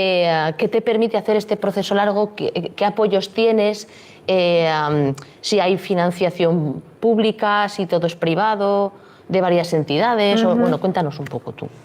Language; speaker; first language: Spanish; native; Spanish